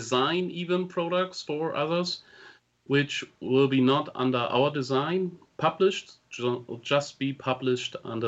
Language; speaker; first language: English; non-native, fluent; German